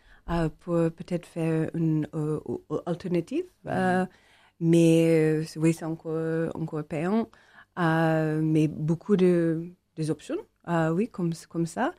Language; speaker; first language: French; non-native, learner; English